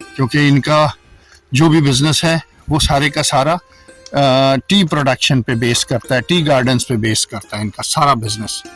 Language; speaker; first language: Urdu; native; Urdu